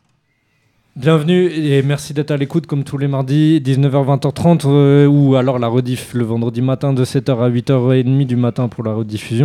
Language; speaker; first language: French; native; French